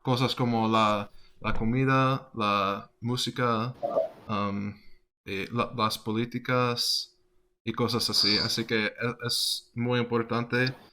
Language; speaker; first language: Spanish; non-native, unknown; English